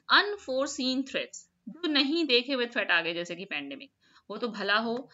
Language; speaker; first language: Hindi; native; Hindi